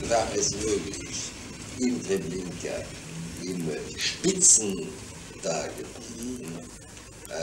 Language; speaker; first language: German; non-native, fluent; French